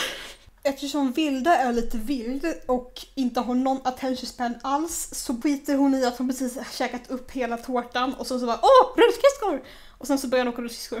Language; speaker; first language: Swedish; native; Swedish